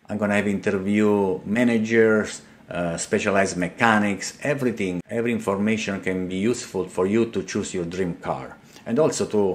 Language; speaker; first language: English; non-native, fluent; Italian